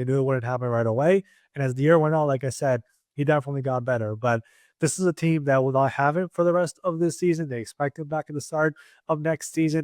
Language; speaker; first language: English; native; English